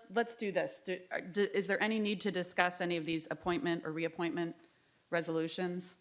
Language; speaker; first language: English; native; English